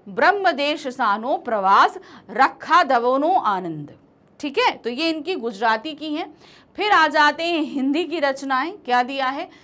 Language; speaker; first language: Hindi; native; Hindi